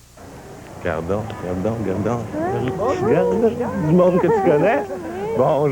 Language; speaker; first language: French; native; French